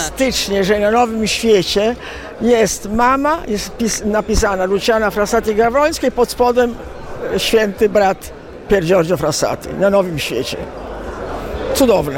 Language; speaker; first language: Polish; early bilingual, heritage; Italian